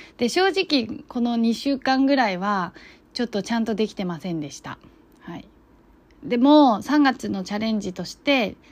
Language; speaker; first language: Japanese; non-native, fluent; Chinese